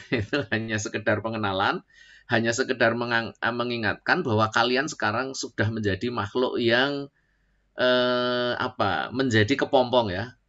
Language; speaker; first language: Indonesian; native; Indonesian